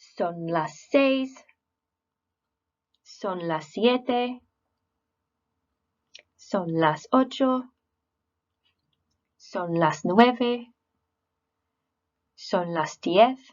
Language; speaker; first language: Spanish; non-native, fluent; English